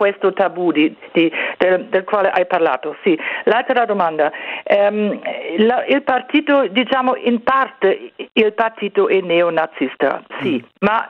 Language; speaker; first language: Italian; non-native, fluent; German